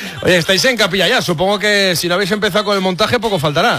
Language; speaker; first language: Spanish; native; Spanish